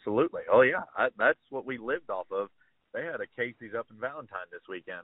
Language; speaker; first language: English; native; English